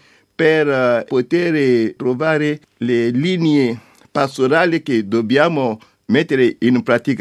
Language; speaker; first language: Italian; non-native, learner; French